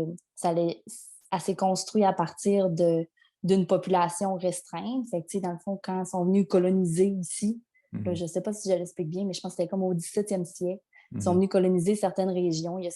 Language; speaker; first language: French; native; French